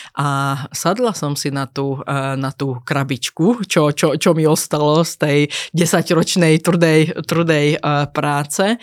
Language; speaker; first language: Slovak; non-native, local second language; Hungarian